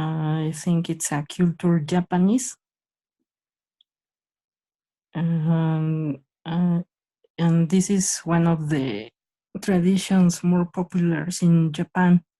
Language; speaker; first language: English; non-native, learner; Spanish